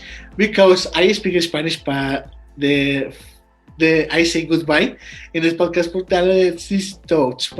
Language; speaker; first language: English; non-native, learner; Spanish